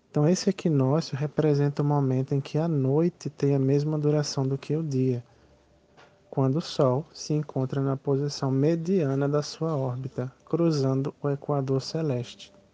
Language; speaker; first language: Portuguese; native; Portuguese